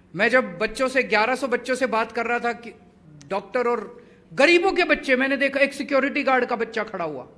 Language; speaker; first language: Hindi; native; Hindi